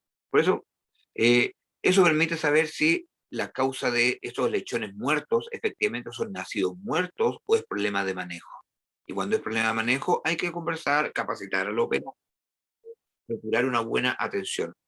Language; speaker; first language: Spanish; native; Spanish